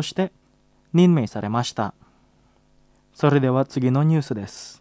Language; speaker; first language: Japanese; non-native, fluent; Indonesian